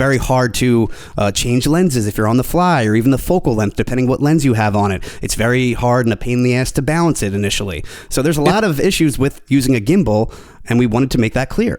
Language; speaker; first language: English; native; English